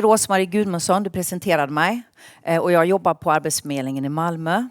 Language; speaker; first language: Swedish; native; Swedish